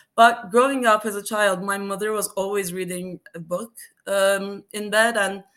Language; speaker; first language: English; non-native, fluent; Turkish